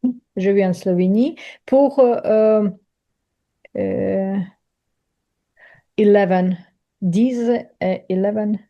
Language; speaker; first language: French; non-native, learner; Ukrainian